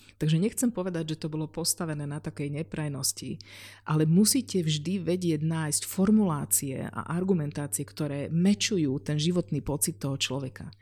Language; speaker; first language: Slovak; non-native, local second language; Hungarian